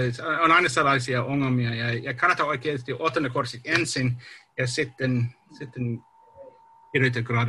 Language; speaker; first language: Finnish; non-native, learner; English